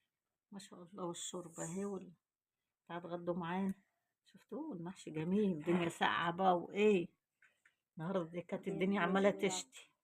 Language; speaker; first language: Arabic; native; Arabic